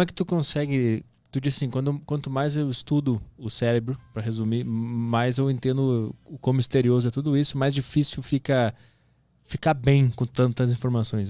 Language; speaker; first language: Portuguese; native; Portuguese